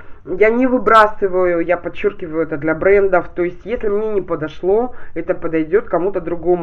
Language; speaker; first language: Russian; native; Russian